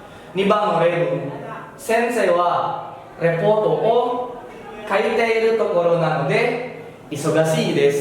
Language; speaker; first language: Japanese; non-native, fluent; Indonesian